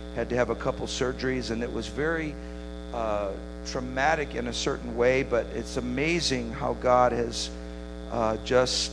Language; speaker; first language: English; native; English